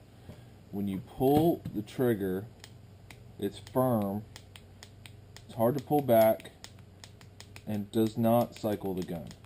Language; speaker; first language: English; native; English